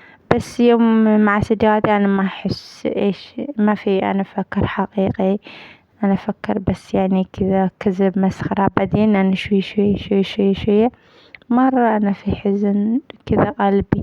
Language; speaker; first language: Arabic; non-native, learner; Amharic